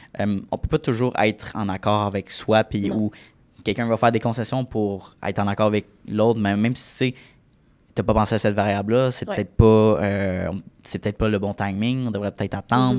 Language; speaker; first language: French; native; French